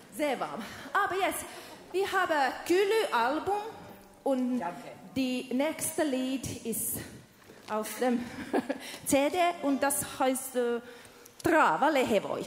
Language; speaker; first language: German; non-native, learner; Finnish